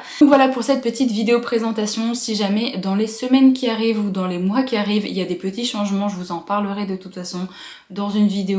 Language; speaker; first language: French; native; French